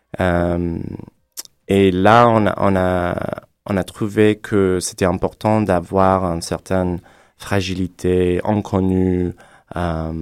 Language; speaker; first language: French; non-native, fluent; English